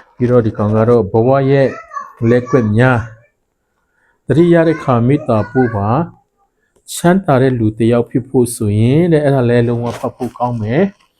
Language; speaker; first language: Burmese; non-native, local second language; Tedim Chin